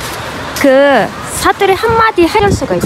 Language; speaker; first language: Korean; non-native, learner; Arabic